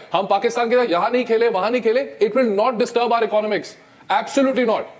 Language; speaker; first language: Hindi; native; Hindi